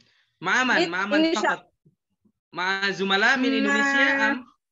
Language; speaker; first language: Arabic; non-native, learner; Indonesian